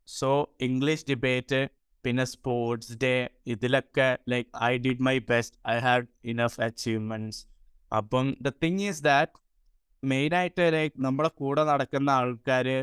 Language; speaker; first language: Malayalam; early bilingual, heritage; Malayalam